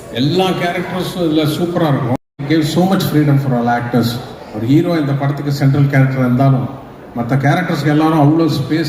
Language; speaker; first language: Tamil; non-native, fluent; Telugu